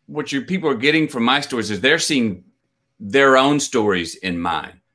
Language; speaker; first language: English; native; English